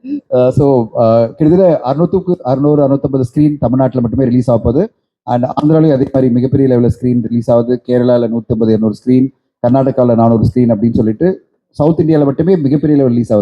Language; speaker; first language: Tamil; native; Tamil